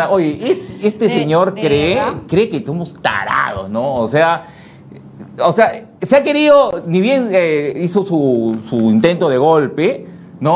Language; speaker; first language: Spanish; native; Spanish